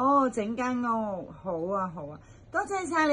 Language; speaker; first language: Cantonese; native; Cantonese